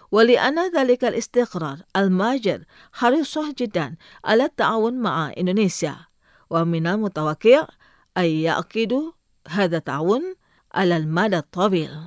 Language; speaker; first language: Arabic; non-native, fluent; Indonesian